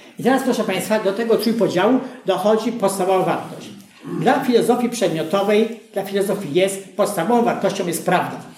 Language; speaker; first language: Polish; native; Polish